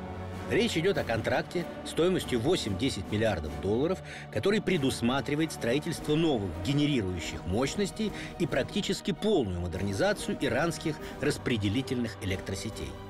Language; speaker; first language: Russian; native; Russian